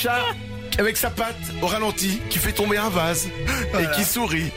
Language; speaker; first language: French; native; French